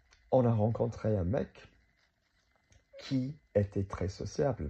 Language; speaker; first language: French; non-native, fluent; English